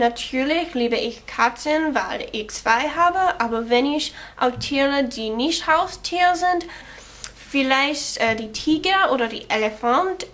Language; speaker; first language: German; non-native, learner; English